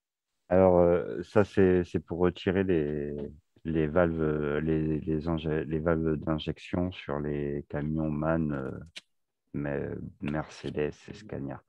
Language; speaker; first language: French; native; French